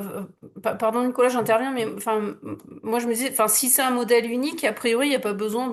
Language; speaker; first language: French; native; French